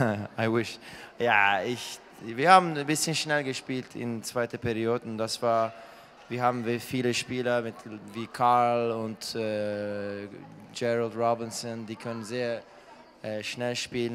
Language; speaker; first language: German; non-native, learner; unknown